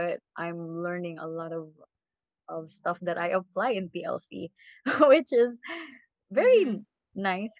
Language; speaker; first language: English; non-native, local second language; Cebuano